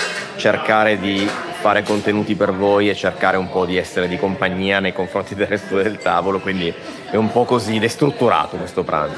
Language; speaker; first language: Italian; native; Italian